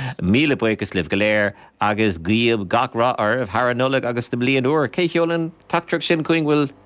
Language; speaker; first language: Irish; native; Irish